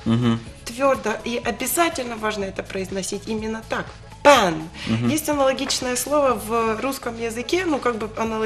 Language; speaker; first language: Russian; native; Russian